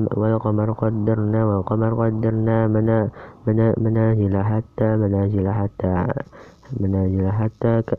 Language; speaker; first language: Arabic; non-native, learner; Indonesian